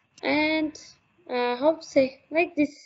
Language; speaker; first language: English; non-native, learner; Uzbek